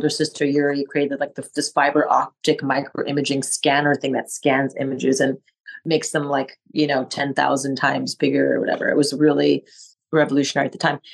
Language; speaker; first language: English; non-native, fluent; French